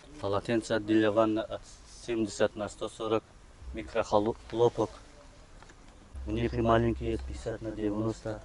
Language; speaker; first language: Russian; non-native, learner; Turkish